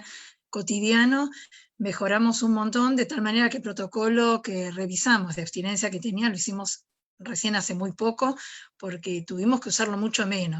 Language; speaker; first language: Spanish; native; Spanish